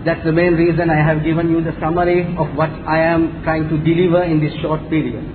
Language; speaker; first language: English; non-native, local second language; Tamil